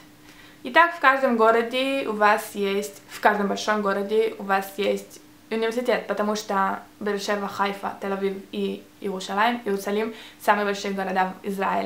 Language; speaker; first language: Russian; early bilingual, heritage; Russian